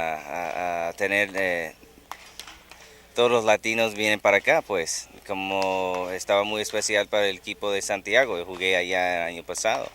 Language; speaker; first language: Spanish; non-native, fluent; English